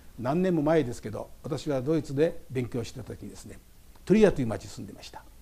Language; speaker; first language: Japanese; native; Japanese